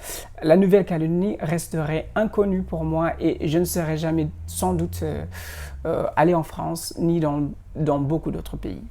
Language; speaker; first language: French; non-native, fluent; Indonesian